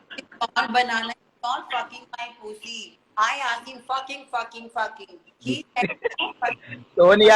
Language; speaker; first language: English; non-native, learner; Hindi